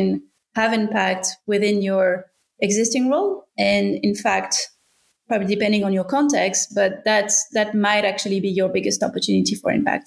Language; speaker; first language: English; non-native, fluent; French